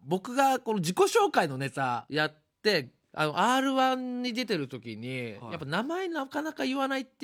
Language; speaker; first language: Japanese; native; Japanese